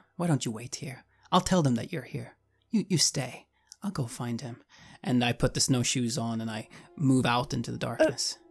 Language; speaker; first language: English; non-native, fluent; Swedish